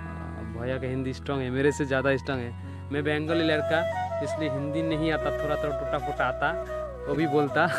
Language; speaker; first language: Hindi; non-native, local second language; Bangla